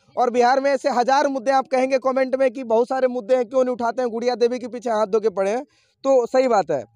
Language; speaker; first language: Hindi; native; Hindi